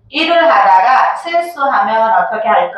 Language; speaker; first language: Korean; non-native, fluent; Nepali